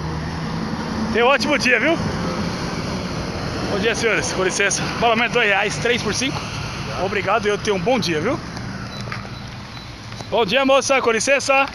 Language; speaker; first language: Portuguese; native; Portuguese